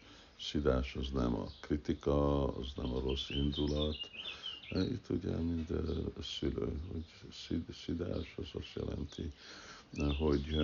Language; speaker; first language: Hungarian; early bilingual, heritage; Hungarian